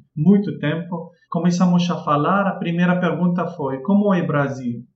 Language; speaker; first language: Portuguese; non-native, fluent; Arabic